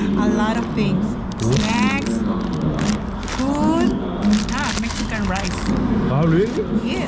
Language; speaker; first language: English; non-native, learner; Spanish